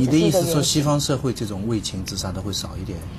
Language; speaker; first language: Chinese; native; Chinese